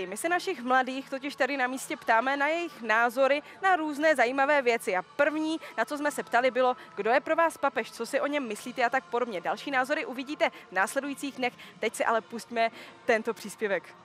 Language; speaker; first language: Czech; native; Czech